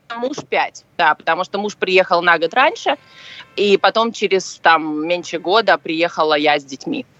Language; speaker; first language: Russian; native; Russian